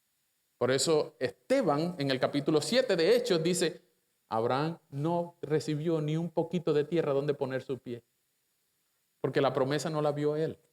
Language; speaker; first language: Spanish; native; Spanish